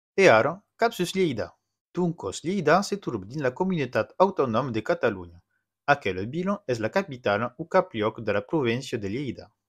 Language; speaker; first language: Occitan; non-native, local second language; French